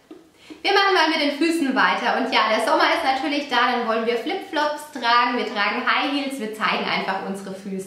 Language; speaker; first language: German; native; German